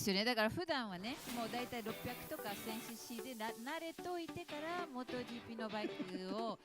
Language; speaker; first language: Japanese; native; Japanese